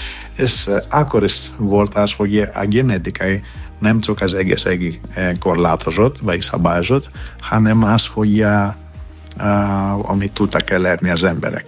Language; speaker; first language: Hungarian; non-native, fluent; Greek